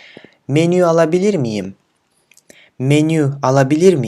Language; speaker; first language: Turkish; non-native, fluent; Kyrgyz